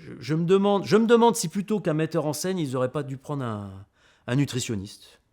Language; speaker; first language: French; native; French